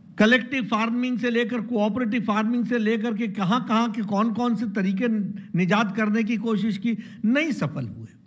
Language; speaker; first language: Hindi; native; Hindi